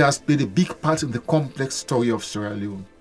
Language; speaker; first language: English; non-native, local second language; Krio